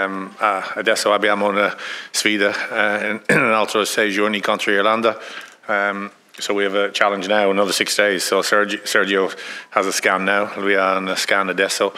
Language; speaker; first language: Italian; non-native, learner; English